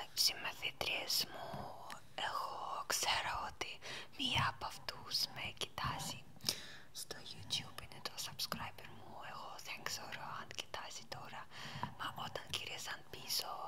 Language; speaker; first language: Greek; non-native, learner; Ukrainian